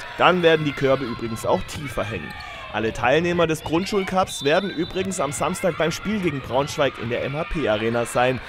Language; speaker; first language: German; native; German